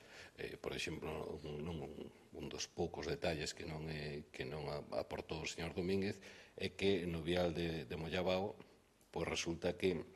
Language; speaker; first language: Galician; native; Galician